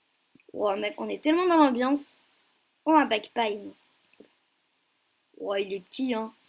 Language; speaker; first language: French; native; French